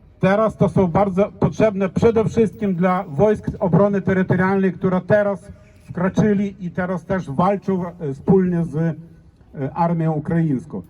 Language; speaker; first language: Polish; non-native, fluent; Ukrainian